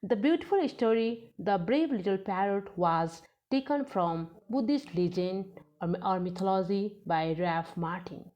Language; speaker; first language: English; non-native, local second language; Nepali